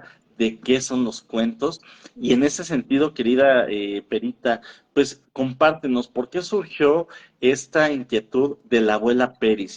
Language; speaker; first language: Spanish; native; Spanish